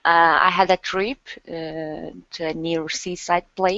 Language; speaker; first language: English; non-native, learner; Turkish